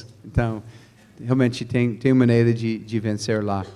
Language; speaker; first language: Portuguese; non-native, fluent; English